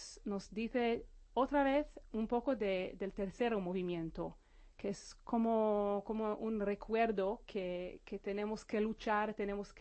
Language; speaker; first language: Spanish; non-native, fluent; Hebrew